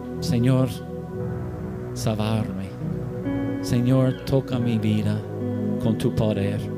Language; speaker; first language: Spanish; non-native, learner; English